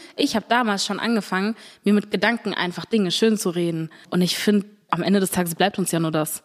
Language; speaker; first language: German; early bilingual, other home language; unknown